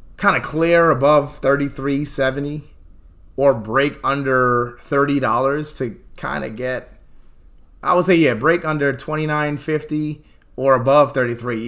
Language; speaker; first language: English; native; English